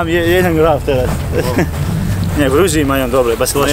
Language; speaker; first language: Polish; non-native, learner; Georgian